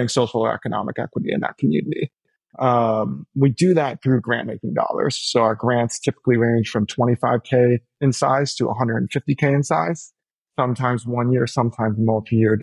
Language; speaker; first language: English; native; English